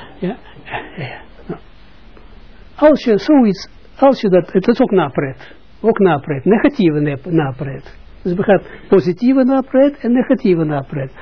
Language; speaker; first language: Dutch; non-native, fluent; Russian